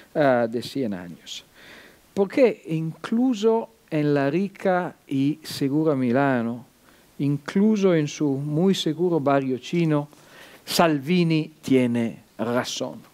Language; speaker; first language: Spanish; non-native, fluent; Italian